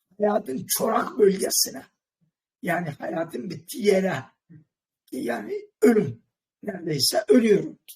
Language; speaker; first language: Turkish; non-native, local second language; Kurdish